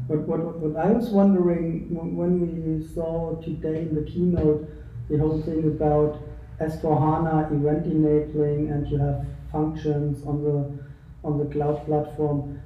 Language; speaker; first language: English; non-native, fluent; German